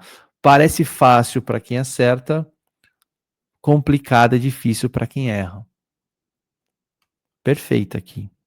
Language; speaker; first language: Portuguese; native; Portuguese